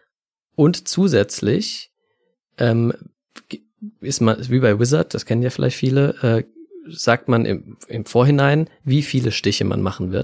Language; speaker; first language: German; native; German